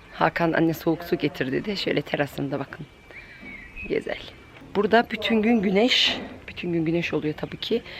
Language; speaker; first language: Turkish; early bilingual, heritage; Turkish